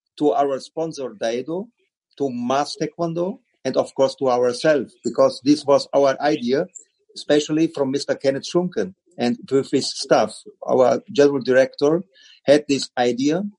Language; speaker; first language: English; non-native, learner; German